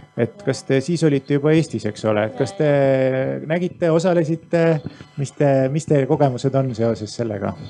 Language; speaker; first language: Estonian; native; Estonian